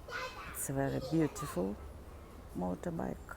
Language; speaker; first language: English; non-native, learner; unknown